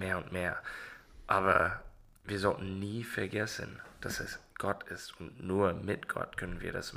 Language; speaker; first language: German; non-native, learner; English